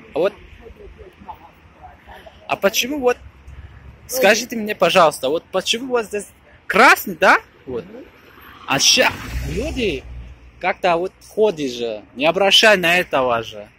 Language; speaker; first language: Russian; non-native, fluent; Tajik